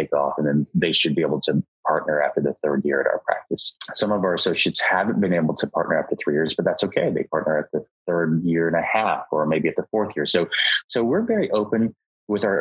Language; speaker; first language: English; native; English